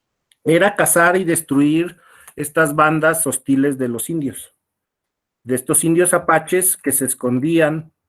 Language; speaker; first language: Spanish; native; Spanish